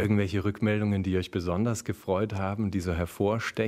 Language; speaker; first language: German; native; German